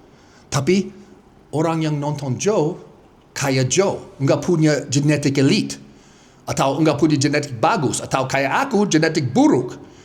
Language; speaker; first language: Indonesian; non-native, fluent; English